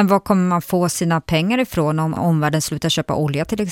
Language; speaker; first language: Swedish; native; Swedish